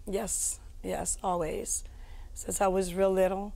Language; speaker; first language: English; early bilingual, other home language; French